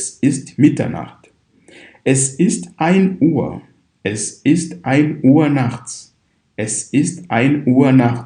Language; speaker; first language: German; non-native, fluent; Kinyarwanda